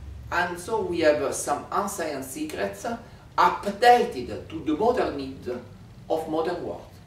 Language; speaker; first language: English; non-native, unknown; Italian